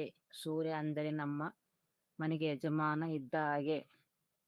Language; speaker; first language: Kannada; native; Kannada